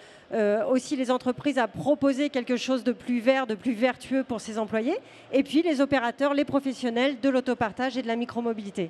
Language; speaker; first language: French; native; French